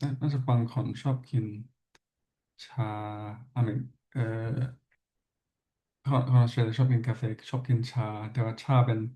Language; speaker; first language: Thai; non-native, learner; English